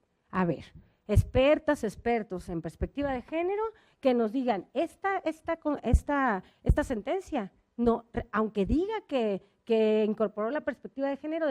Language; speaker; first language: Spanish; native; Spanish